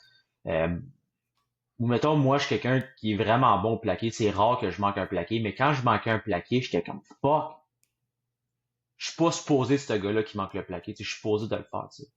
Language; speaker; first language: French; native; French